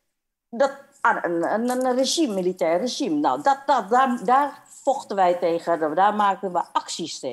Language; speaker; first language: Dutch; non-native, fluent; Indonesian